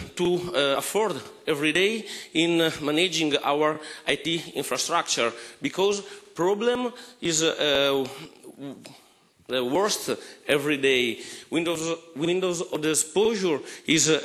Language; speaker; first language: English; non-native, fluent; Italian